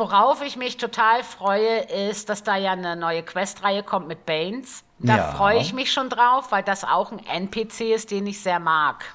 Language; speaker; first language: German; native; German